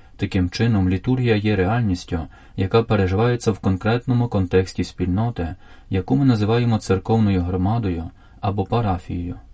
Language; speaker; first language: Ukrainian; native; Ukrainian